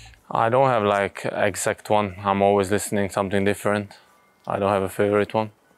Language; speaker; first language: English; non-native, fluent; Hungarian